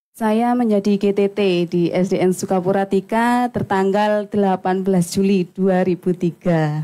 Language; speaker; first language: Indonesian; non-native, local second language; Javanese